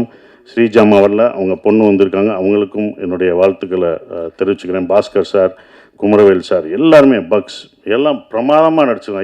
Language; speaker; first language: Tamil; native; Tamil